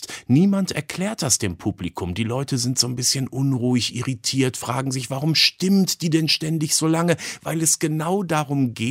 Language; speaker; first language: German; native; German